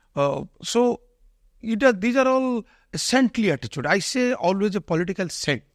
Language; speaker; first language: English; non-native, local second language; Odia